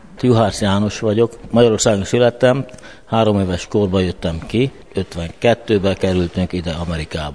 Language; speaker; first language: Hungarian; early bilingual, heritage; Hungarian